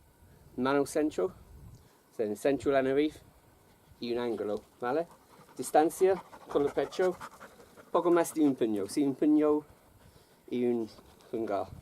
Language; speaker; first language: Spanish; non-native, learner; English